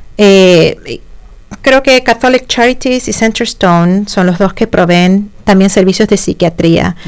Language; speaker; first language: Spanish; native; Spanish